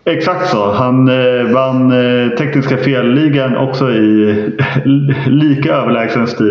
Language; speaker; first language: Swedish; native; Swedish